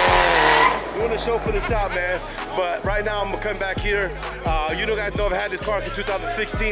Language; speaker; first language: English; native; English